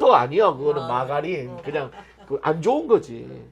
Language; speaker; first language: Korean; native; Korean